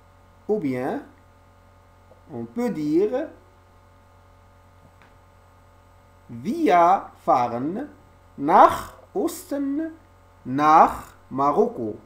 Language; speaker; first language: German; non-native, learner; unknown